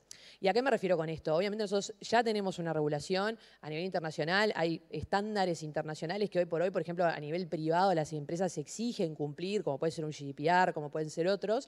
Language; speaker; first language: Spanish; native; Spanish